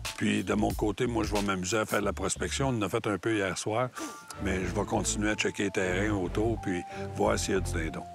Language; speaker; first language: French; native; French